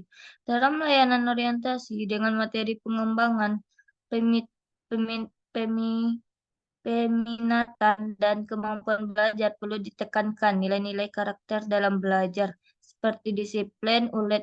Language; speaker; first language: Indonesian; native; Indonesian